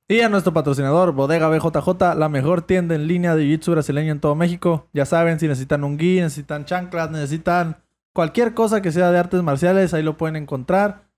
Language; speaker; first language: Spanish; native; Spanish